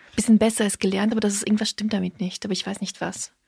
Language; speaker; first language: German; early bilingual, other home language; Russian